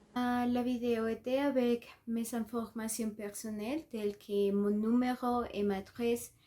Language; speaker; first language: French; non-native, learner; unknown